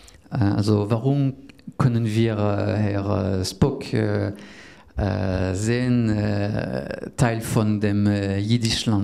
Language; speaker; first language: German; non-native, learner; French